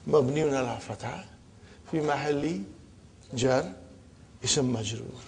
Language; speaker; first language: Arabic; non-native, fluent; English